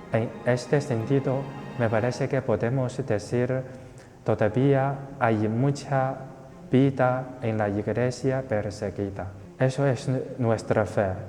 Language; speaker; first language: Spanish; non-native, fluent; Chinese